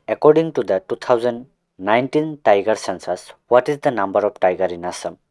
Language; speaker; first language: English; non-native, local second language; Assamese